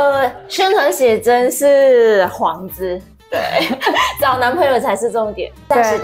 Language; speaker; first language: Chinese; early bilingual, heritage; Chinese